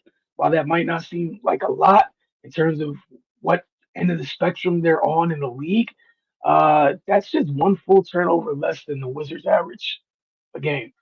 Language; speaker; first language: English; native; English